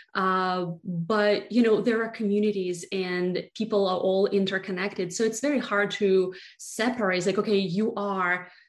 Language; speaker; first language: English; non-native, fluent; Russian